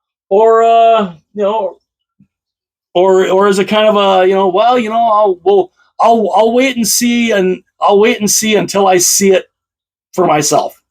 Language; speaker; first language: English; native; English